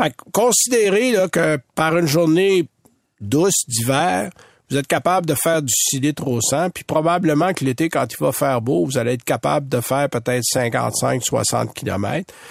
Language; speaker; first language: French; native; French